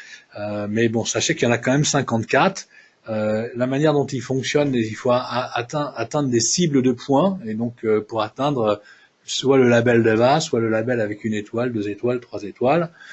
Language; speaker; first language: French; native; French